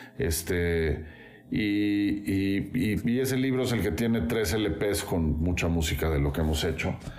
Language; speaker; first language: Spanish; native; Spanish